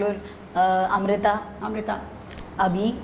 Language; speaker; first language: Telugu; non-native, learner; Malayalam